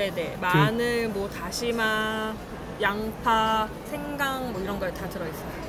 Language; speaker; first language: Korean; native; Korean